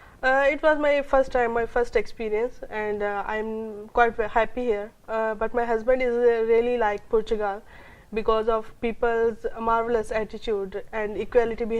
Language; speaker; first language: English; non-native, local second language; Urdu